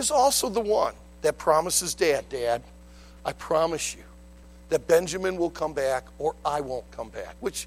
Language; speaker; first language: English; native; English